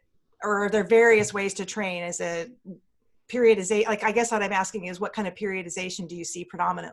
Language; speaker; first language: English; native; English